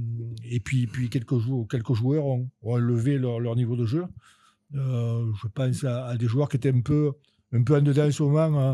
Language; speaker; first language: French; native; French